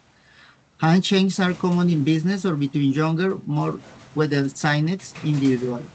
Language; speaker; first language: English; non-native, learner; Spanish